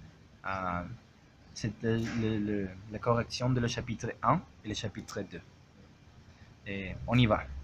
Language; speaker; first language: French; non-native, learner; Spanish